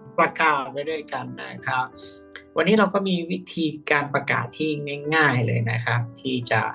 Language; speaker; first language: Thai; native; Thai